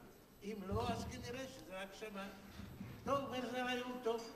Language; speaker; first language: Hebrew; non-native, fluent; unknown